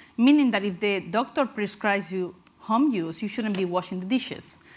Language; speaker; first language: English; non-native, fluent; Spanish